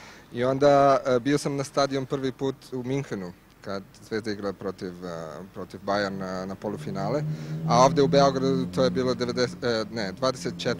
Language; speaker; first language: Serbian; non-native, learner; Italian